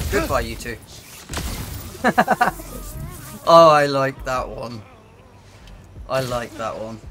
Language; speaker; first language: English; native; English